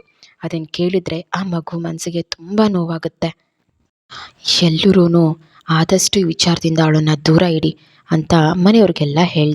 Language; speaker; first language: Kannada; native; Kannada